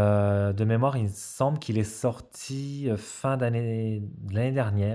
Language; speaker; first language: French; native; French